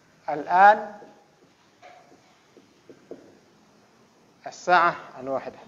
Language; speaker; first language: Arabic; non-native, fluent; Indonesian